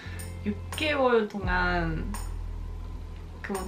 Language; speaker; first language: Korean; non-native, fluent; Swedish